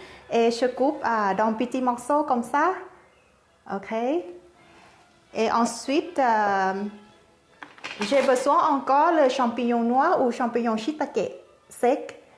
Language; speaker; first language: French; non-native, learner; Thai